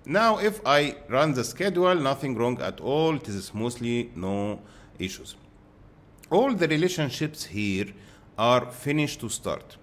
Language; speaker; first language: English; non-native, fluent; Arabic